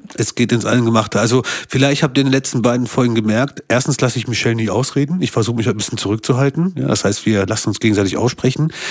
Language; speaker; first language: German; early bilingual, other home language; Albanian